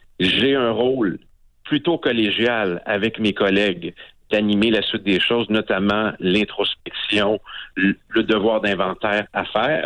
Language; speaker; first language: French; native; French